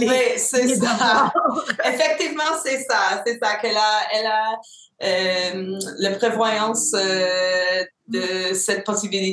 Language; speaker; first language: French; non-native, local second language; English